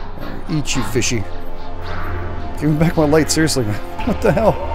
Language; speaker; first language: English; native; English